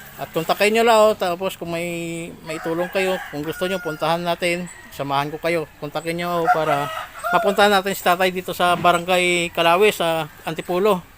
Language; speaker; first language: Filipino; native; Filipino